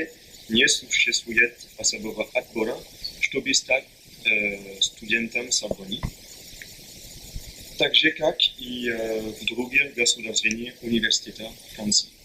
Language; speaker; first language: Russian; non-native, learner; French